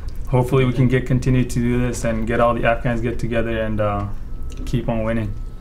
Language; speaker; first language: English; early bilingual, other home language; Pashto